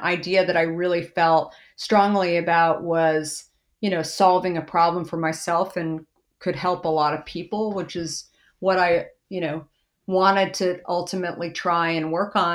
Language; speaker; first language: English; native; English